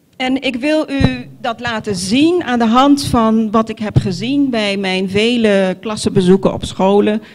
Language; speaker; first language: Dutch; non-native, local second language; Papiamento